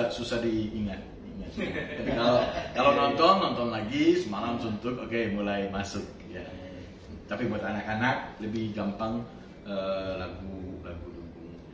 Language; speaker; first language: Indonesian; non-native, fluent; French